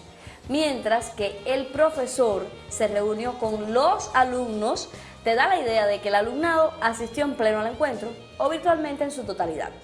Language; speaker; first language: Spanish; native; Spanish